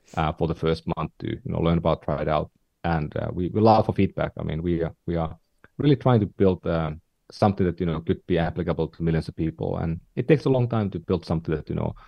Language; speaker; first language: English; non-native, fluent; Finnish